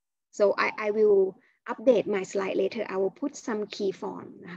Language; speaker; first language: English; non-native, fluent; Thai